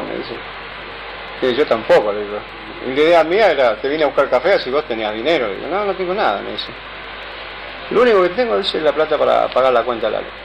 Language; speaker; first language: Spanish; native; Spanish